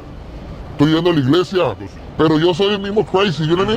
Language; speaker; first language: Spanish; native; Spanish